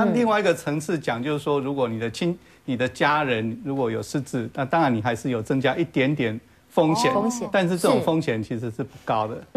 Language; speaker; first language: Chinese; native; Chinese